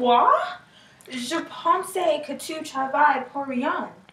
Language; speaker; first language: French; non-native, learner; English